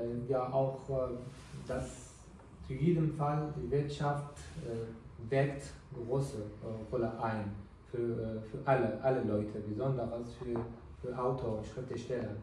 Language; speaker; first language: German; non-native, learner; Kurdish